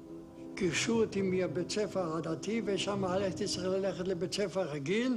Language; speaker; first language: Hebrew; non-native, fluent; German